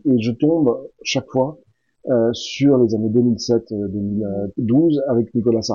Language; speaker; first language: French; native; French